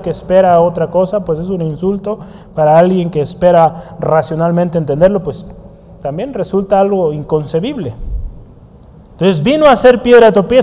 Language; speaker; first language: Spanish; native; Spanish